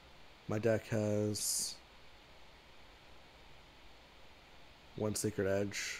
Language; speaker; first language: English; native; English